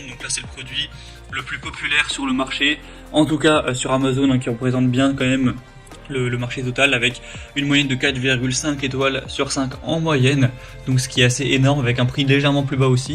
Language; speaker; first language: French; native; French